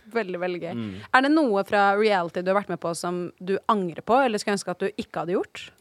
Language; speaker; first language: Norwegian; native; Norwegian